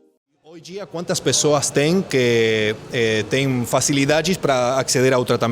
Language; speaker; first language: Portuguese; non-native, learner; Spanish